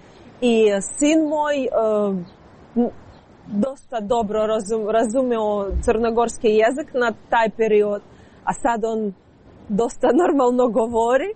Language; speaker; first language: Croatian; non-native, fluent; Ukrainian